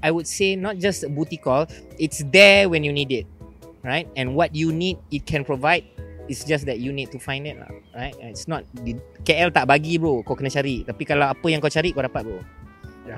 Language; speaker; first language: English; non-native, local second language; Malay